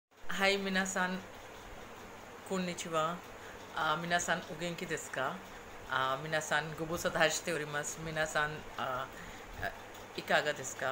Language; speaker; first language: Japanese; non-native, fluent; Hindi